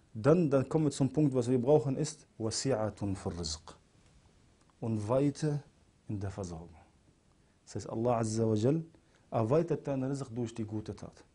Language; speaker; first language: German; non-native, fluent; Arabic